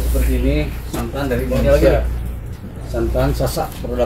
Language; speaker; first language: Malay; non-native, local second language; Sundanese